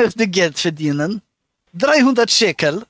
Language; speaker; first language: German; native; German